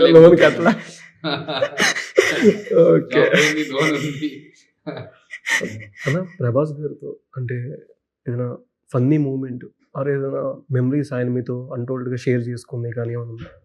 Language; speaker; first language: Telugu; native; Telugu